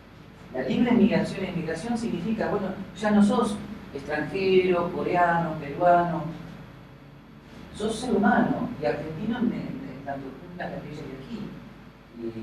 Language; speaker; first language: Spanish; native; Spanish